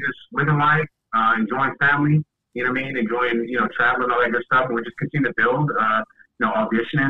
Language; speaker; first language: English; native; English